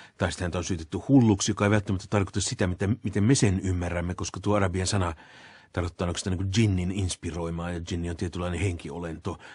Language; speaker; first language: Finnish; native; Finnish